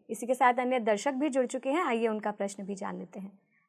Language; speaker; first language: Hindi; native; Hindi